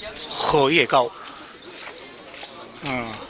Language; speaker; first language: Chinese; non-native, learner; Japanese